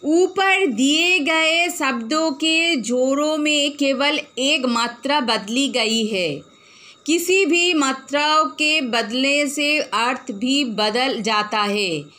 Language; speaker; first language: Hindi; non-native, local second language; Bangla